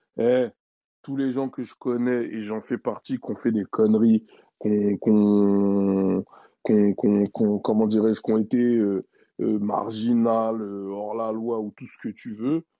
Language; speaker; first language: French; native; French